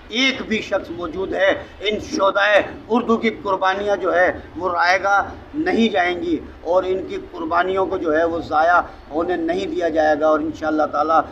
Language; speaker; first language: Urdu; native; Urdu